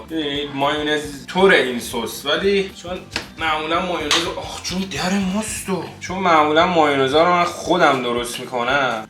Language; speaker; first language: Persian; native; Persian